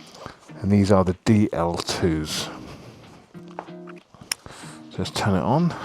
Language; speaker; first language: English; native; English